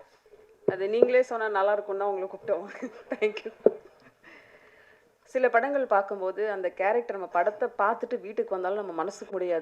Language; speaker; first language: Tamil; native; Tamil